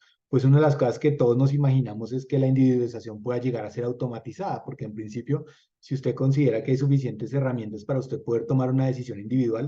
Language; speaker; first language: Spanish; native; Spanish